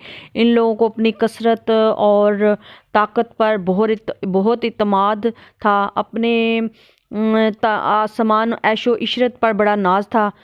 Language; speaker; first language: Urdu; native; Urdu